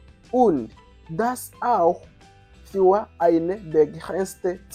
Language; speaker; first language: German; non-native, fluent; Kinyarwanda